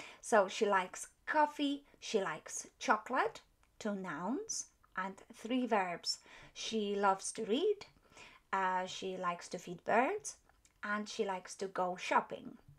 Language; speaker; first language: English; non-native, fluent; Polish